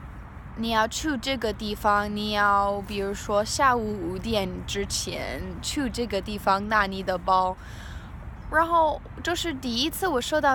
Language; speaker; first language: Chinese; non-native, learner; English